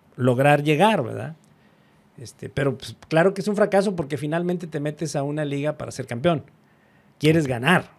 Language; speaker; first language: Spanish; native; Spanish